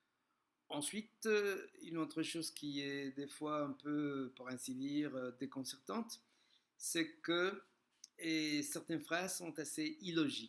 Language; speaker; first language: French; non-native, fluent; Spanish